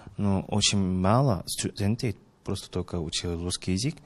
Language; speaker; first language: Russian; non-native, learner; Korean